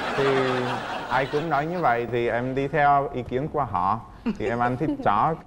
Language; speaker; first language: Vietnamese; non-native, fluent; Czech